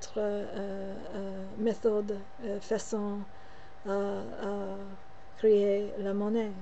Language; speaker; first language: French; non-native, learner; English